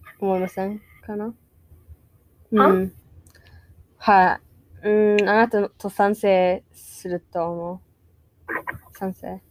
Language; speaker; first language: Japanese; non-native, learner; English